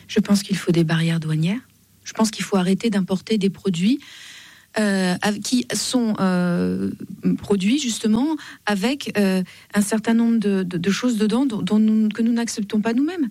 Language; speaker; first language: French; native; French